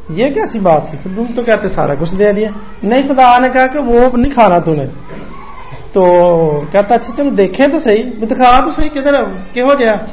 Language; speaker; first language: Urdu; non-native, local second language; Punjabi